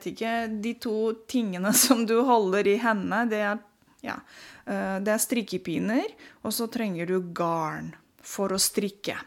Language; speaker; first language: Norwegian; non-native, fluent; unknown